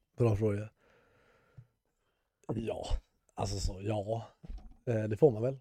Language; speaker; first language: Swedish; native; Swedish